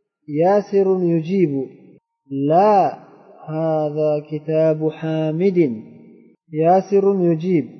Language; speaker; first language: Arabic; non-native, fluent; Uzbek